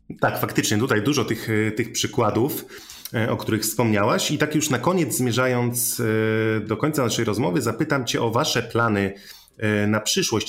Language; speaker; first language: Polish; native; Polish